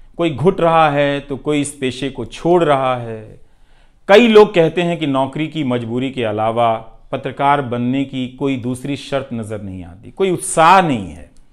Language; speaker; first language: Hindi; non-native, local second language; Bhojpuri